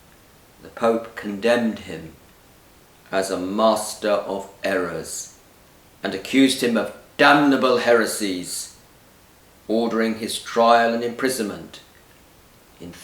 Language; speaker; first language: English; native; English